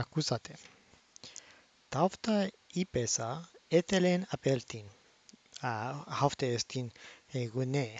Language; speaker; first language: Greek; non-native, fluent; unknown